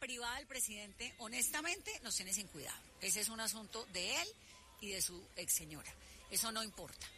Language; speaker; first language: Spanish; native; Spanish